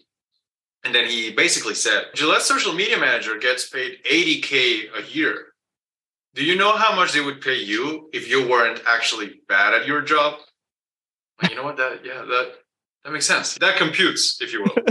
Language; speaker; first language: English; non-native, fluent; Spanish